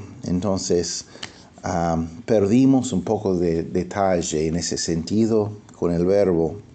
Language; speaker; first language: Spanish; non-native, fluent; English